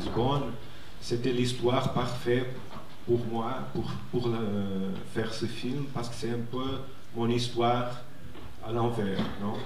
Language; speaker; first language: French; non-native, fluent; Portuguese